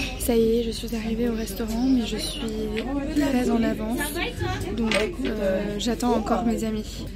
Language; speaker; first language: French; native; French